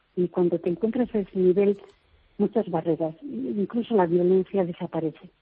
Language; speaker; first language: Spanish; native; Spanish